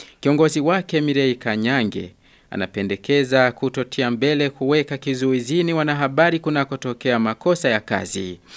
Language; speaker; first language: Swahili; non-native, local second language; Rundi